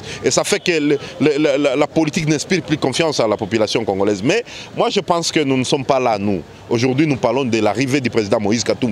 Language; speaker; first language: French; non-native, local second language; Swahili